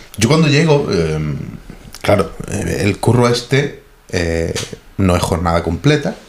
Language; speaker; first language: Spanish; native; Spanish